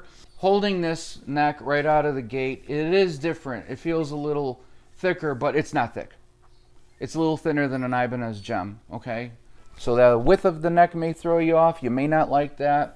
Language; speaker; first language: English; native; English